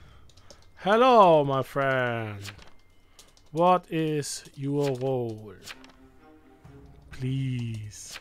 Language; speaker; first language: English; non-native, fluent; German